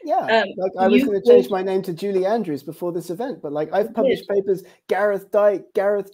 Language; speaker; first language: English; native; English